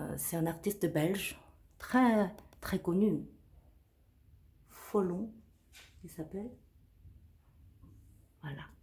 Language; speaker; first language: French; non-native, fluent; Korean